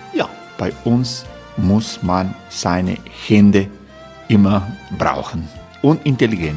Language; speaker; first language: German; non-native, learner; Croatian